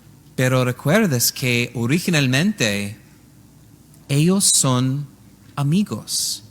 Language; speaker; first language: Spanish; non-native, learner; English